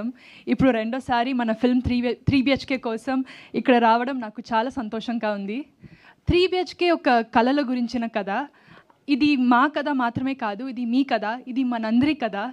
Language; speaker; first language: Telugu; non-native, learner; Tamil